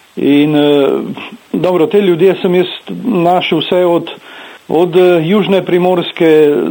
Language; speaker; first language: Slovenian; native; Slovenian